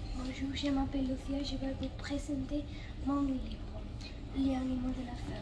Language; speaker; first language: French; non-native, learner; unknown